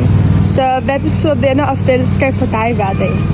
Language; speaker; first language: Danish; native; Danish